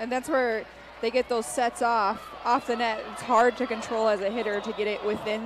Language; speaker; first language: English; native; English